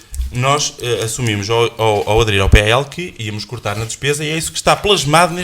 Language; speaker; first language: Portuguese; native; Portuguese